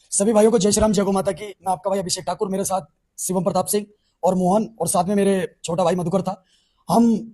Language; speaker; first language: Hindi; native; Hindi